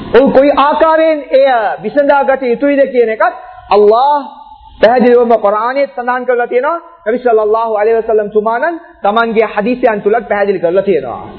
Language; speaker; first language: Sinhala; non-native, local second language; Tamil